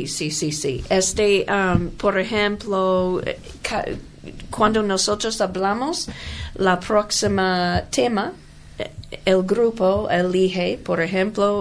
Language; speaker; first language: Spanish; non-native, learner; English